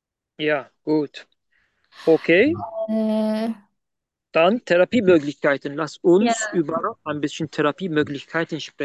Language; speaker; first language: German; non-native, learner; Turkish